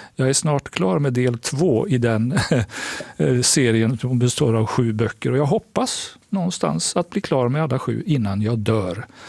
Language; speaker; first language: Swedish; native; Swedish